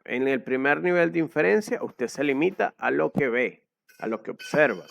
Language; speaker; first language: Spanish; native; Spanish